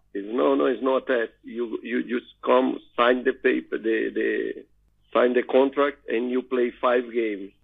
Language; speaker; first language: English; non-native, learner; Portuguese